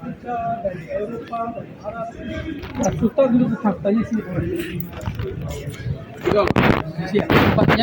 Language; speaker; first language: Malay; non-native, fluent; Turkish